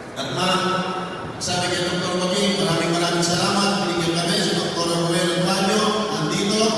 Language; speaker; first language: Filipino; non-native, local second language; Pampanga